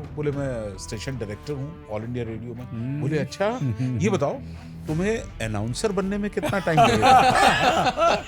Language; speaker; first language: Hindi; non-native, local second language; Bangla